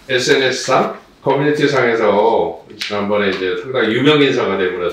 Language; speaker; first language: Korean; native; Korean